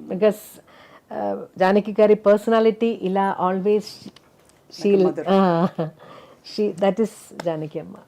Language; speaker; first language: Telugu; non-native, local second language; Malayalam